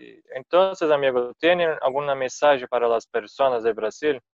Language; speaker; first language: Spanish; non-native, fluent; Portuguese